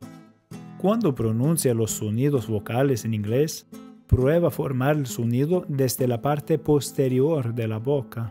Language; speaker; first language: Spanish; non-native, fluent; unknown